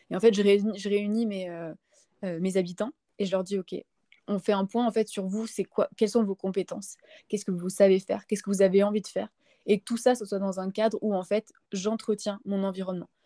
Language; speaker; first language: French; native; French